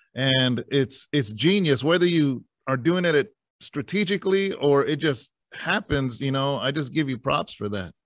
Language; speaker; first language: English; native; English